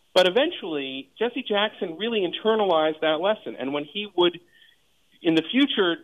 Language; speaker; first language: English; native; English